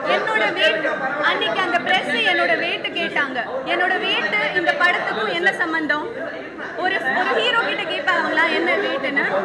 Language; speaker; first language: Tamil; non-native, local second language; Malayalam